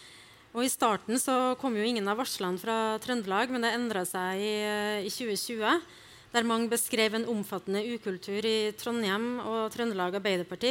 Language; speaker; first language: Norwegian; native; Norwegian